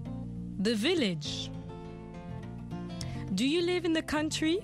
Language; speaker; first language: English; non-native, fluent; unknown